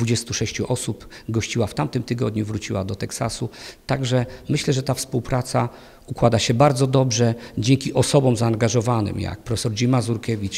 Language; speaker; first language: Polish; native; Polish